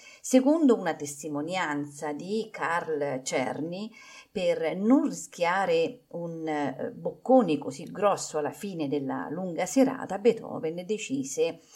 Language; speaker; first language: Italian; native; Italian